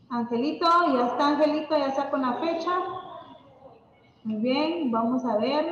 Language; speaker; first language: Spanish; native; Spanish